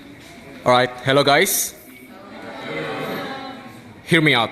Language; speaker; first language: English; non-native, learner; Indonesian